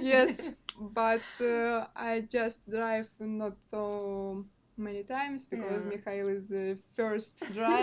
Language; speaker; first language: English; non-native, learner; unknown